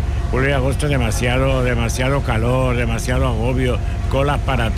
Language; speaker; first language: Spanish; native; Spanish